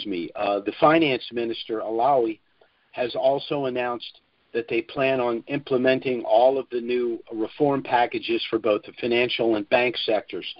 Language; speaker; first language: English; native; English